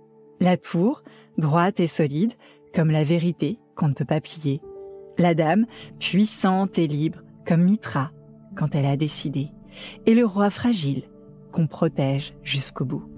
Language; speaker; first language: French; native; French